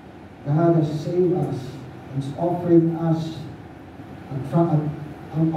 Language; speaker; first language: English; non-native, local second language; Filipino